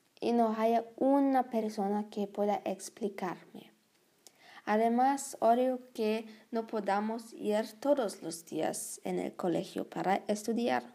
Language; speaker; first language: Spanish; non-native, learner; German